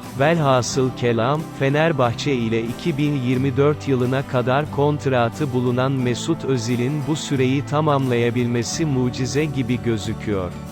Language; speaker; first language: Turkish; native; Turkish